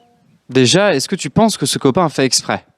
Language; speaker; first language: French; native; French